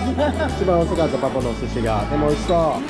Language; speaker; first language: Japanese; native; Japanese